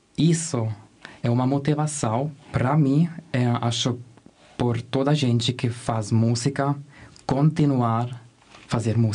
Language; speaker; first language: Portuguese; non-native, fluent; German